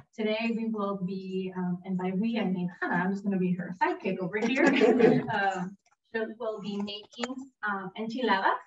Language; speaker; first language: English; early bilingual, heritage; Spanish